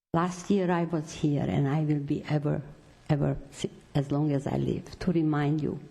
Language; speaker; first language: English; non-native, fluent; Romanian